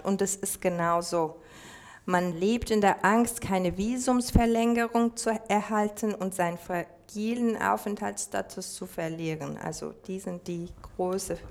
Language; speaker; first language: German; non-native, fluent; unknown